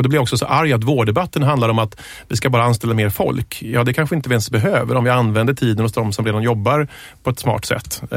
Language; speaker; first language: Swedish; native; Swedish